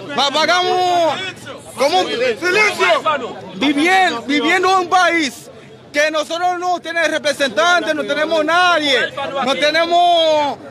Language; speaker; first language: Spanish; non-native, fluent; Haitian Creole